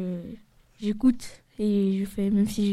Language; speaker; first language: French; native; French